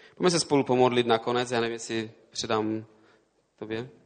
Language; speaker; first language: Czech; native; Czech